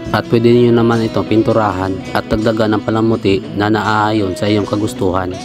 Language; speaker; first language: Filipino; non-native, local second language; Bikol